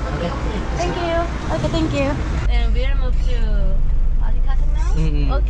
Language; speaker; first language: English; non-native, learner; Korean